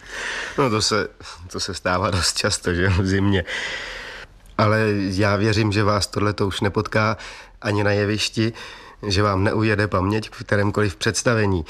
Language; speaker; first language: Czech; native; Czech